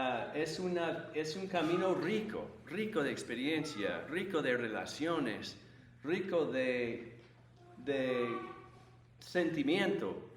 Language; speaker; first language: Spanish; non-native, fluent; English